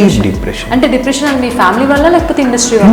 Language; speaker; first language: Telugu; native; Telugu